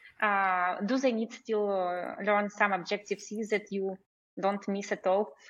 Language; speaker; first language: English; non-native, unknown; Russian